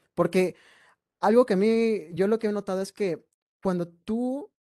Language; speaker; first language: Spanish; native; Spanish